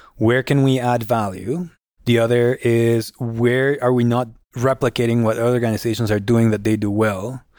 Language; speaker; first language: English; non-native, fluent; Spanish